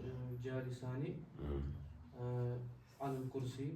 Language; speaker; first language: Arabic; non-native, learner; Urdu